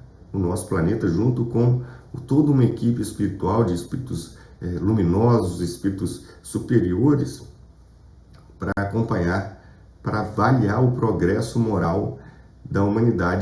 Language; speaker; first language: Portuguese; native; Portuguese